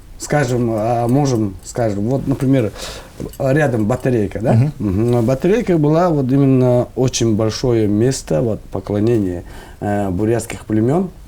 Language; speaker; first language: Russian; non-native, local second language; Buriat